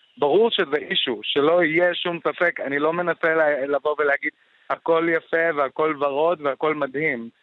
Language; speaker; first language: Hebrew; non-native, local second language; Arabic